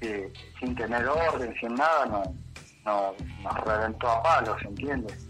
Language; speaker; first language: Spanish; native; Spanish